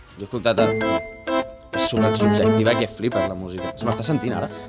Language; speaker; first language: Catalan; native; Catalan